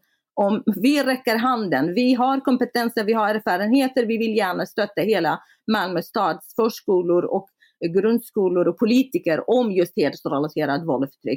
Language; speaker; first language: Swedish; non-native, fluent; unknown